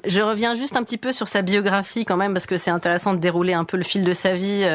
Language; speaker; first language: French; native; French